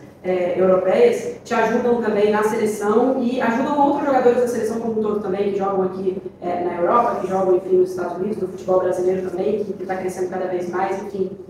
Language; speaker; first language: Portuguese; native; Portuguese